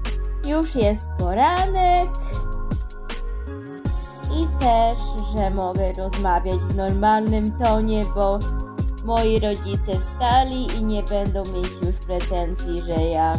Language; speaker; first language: Polish; early bilingual, heritage; Polish